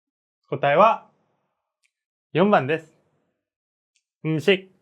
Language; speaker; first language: Japanese; non-native, fluent; Korean